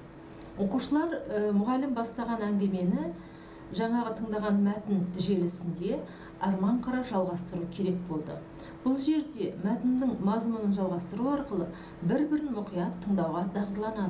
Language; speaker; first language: Kazakh; native; Kazakh